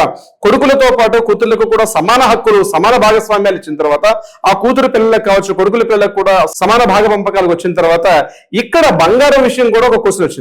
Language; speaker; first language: Telugu; native; Telugu